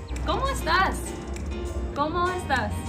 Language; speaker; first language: Spanish; non-native, learner; English